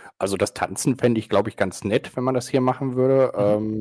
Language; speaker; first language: German; native; German